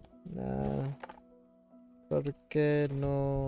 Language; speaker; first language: Spanish; non-native, learner; English